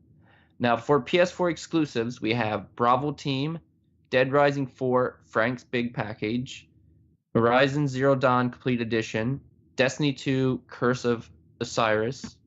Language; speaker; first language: English; native; English